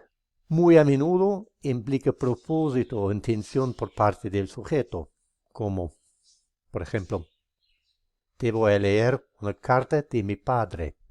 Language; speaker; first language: Spanish; non-native, fluent; English